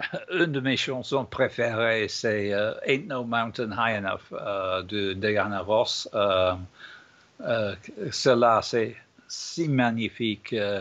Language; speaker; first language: French; non-native, learner; English